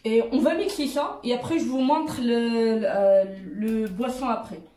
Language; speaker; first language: French; non-native, local second language; Arabic